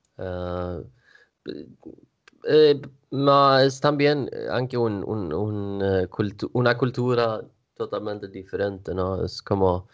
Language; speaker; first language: Italian; non-native, learner; Swedish